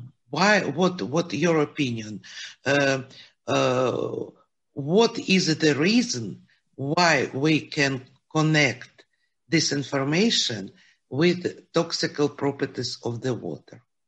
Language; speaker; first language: English; non-native, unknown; Ukrainian